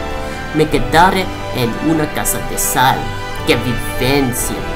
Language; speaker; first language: Spanish; non-native, learner; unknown